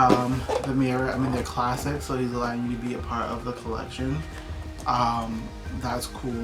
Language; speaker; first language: English; native; English